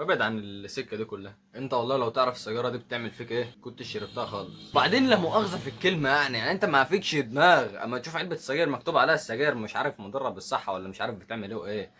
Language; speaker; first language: Arabic; native; Arabic